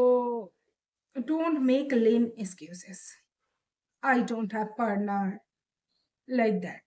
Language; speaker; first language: English; non-native, learner; Bangla